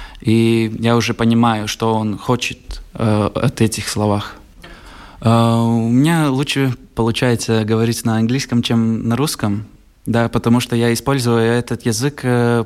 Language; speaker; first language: Russian; non-native, local second language; Latvian